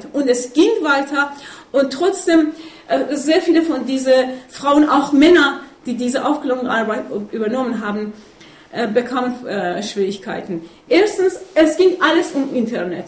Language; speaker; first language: German; non-native, fluent; Persian